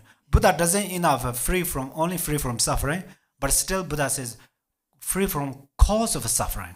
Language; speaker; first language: English; non-native, learner; Tibetan